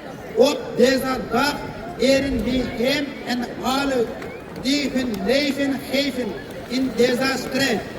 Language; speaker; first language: Dutch; non-native, local second language; Uyghur